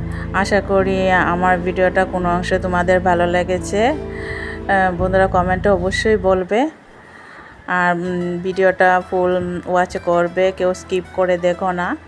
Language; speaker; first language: Bangla; native; Bangla